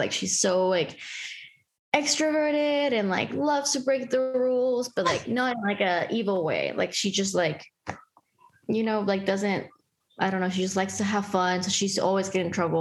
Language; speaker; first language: English; early bilingual, other home language; Spanish